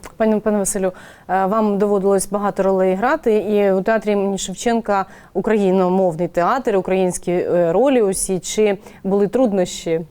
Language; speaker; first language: Ukrainian; native; Ukrainian